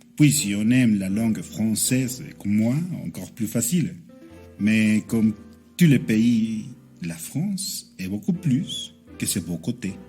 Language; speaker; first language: French; non-native, fluent; Spanish